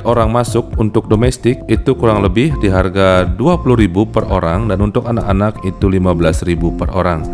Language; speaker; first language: Indonesian; native; Indonesian